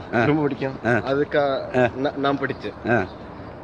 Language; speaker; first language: Tamil; non-native, learner; Arabic